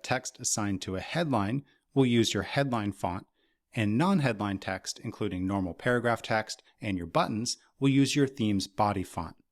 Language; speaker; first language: English; native; English